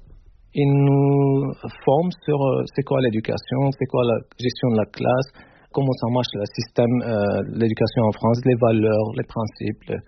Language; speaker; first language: French; non-native, fluent; Turkish